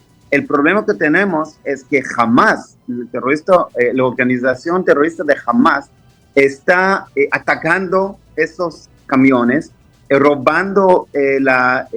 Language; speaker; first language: Spanish; non-native, fluent; Hebrew